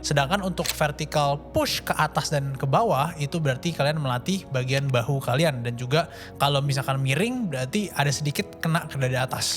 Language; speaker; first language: Indonesian; native; Indonesian